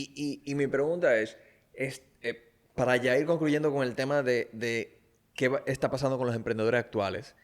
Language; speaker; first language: Spanish; native; Spanish